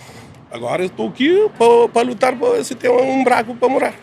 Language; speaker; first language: Portuguese; non-native, local second language; Kabuverdianu